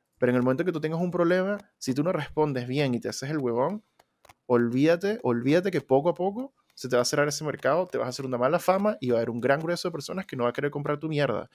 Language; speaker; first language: Spanish; native; Spanish